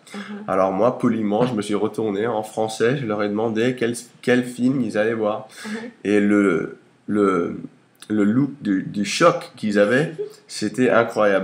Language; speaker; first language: French; early bilingual, heritage; English